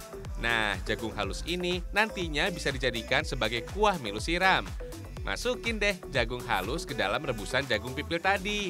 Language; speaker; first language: Indonesian; native; Indonesian